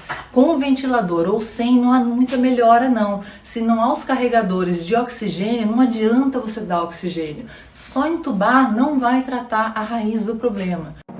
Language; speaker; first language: Portuguese; native; Portuguese